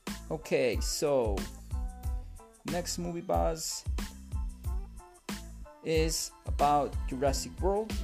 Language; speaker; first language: English; non-native, fluent; Spanish